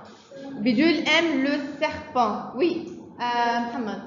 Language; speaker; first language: French; non-native, fluent; Arabic